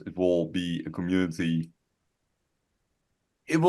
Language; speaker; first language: English; non-native, fluent; Dutch